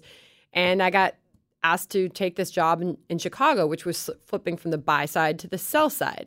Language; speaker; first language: English; native; English